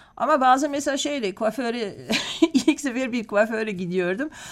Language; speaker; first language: Turkish; non-native, fluent; Dutch